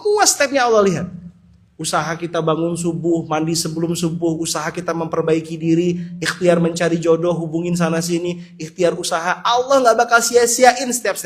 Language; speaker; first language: Indonesian; native; Indonesian